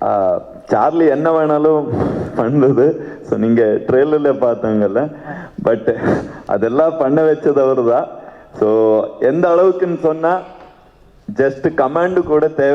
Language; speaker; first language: Tamil; non-native, learner; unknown